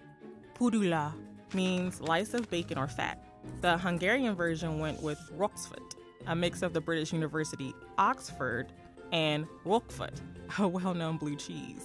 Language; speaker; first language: English; native; English